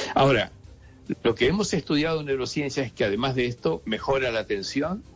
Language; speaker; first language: Spanish; native; Spanish